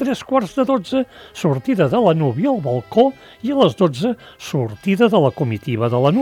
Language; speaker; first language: Catalan; native; Catalan